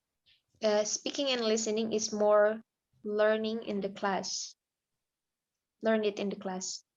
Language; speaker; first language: English; non-native, learner; Indonesian